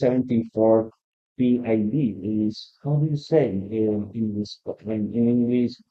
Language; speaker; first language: English; non-native, learner; Spanish